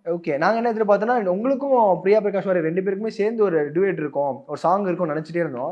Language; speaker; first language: Tamil; native; Tamil